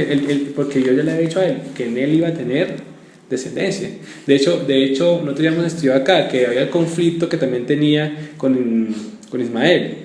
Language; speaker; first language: Spanish; native; Spanish